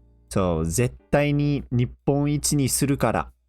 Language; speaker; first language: Japanese; non-native, fluent; English